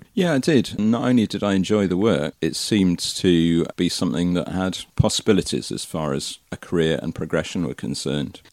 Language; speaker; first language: English; native; English